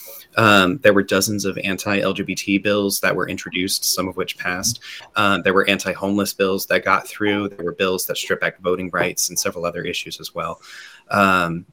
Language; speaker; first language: English; native; English